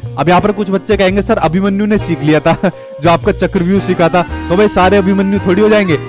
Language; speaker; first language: Hindi; native; Hindi